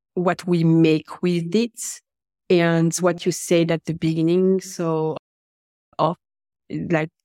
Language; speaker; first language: English; non-native, fluent; French